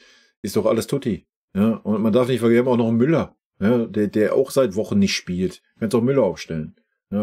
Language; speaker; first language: German; native; German